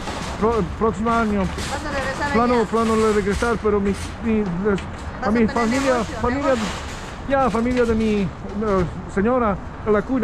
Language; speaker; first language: Spanish; non-native, learner; Polish